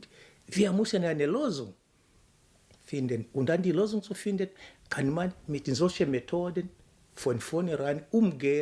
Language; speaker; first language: German; non-native, fluent; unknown